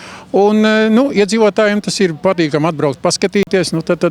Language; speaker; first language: Latvian; native; Latvian